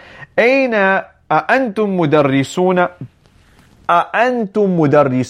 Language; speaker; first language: Arabic; non-native, fluent; English